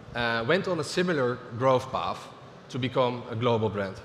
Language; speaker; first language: English; non-native, fluent; Dutch